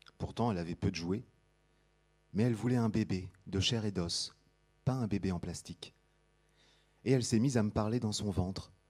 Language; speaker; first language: French; native; French